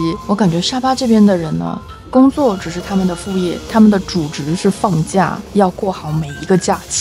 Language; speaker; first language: Chinese; native; Chinese